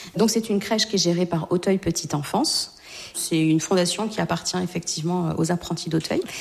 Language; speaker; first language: French; native; French